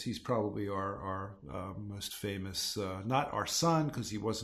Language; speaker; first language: English; native; English